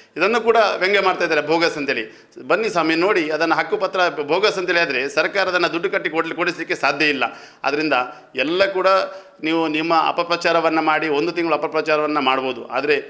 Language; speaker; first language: Kannada; native; Kannada